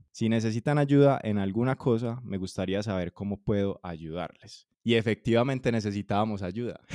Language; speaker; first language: Spanish; native; Spanish